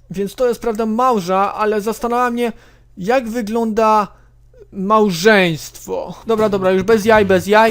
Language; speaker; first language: Polish; native; Polish